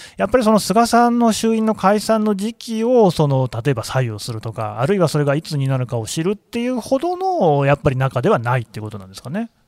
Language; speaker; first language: Japanese; native; Japanese